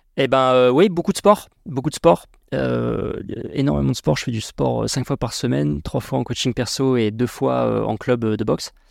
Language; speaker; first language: French; native; French